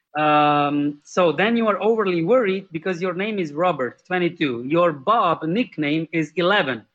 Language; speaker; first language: English; non-native, fluent; Slovenian